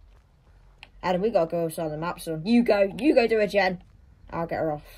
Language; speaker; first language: English; native; English